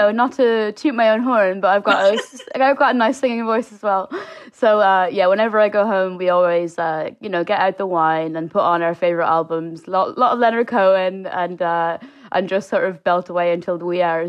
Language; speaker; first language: English; native; English